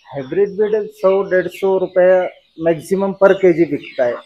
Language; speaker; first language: Hindi; non-native, local second language; Marathi